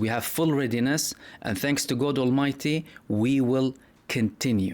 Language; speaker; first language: English; non-native, fluent; Arabic